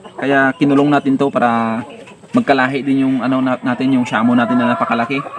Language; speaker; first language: Filipino; non-native, local second language; Iloko